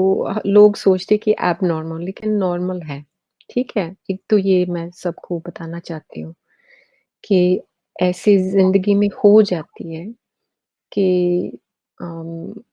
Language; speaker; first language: Hindi; early bilingual, heritage; English